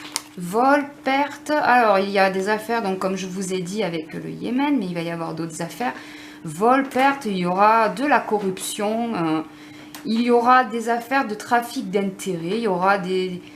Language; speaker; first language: French; native; French